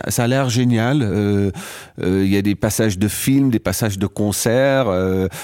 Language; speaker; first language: French; non-native, fluent; Dutch